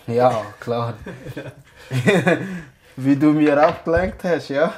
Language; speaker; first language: German; early bilingual, other home language; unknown